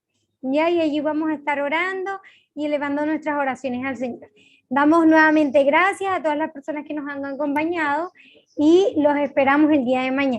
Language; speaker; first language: Spanish; native; Spanish